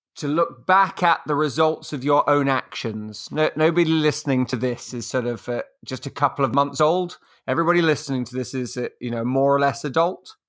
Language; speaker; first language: English; native; English